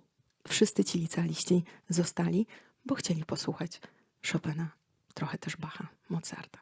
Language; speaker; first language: Polish; native; Polish